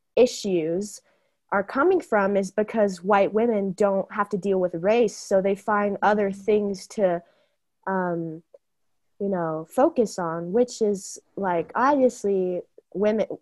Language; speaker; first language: English; early bilingual, other home language; Chinese